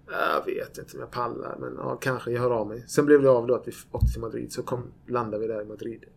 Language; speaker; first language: Swedish; native; Swedish